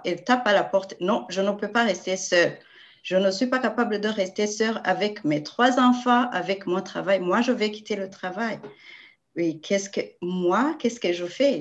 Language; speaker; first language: French; non-native, local second language; Rundi